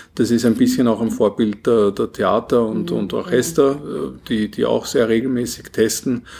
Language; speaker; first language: German; native; German